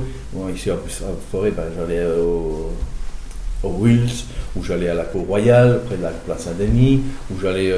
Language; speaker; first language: French; native; French